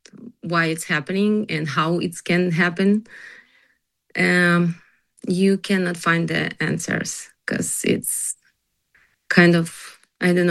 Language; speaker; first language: English; non-native, learner; Ukrainian